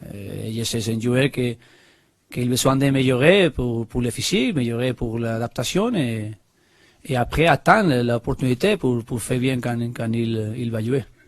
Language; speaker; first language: French; non-native, learner; Spanish